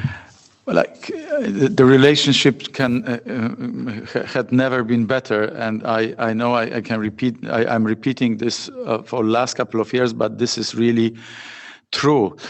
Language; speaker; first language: English; non-native, fluent; Polish